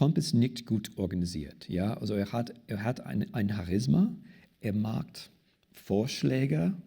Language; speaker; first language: German; non-native, fluent; English